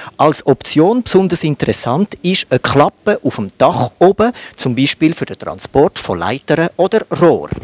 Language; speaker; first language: German; native; German